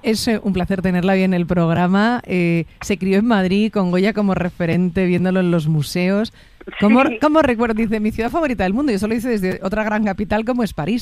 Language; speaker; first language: Spanish; native; Spanish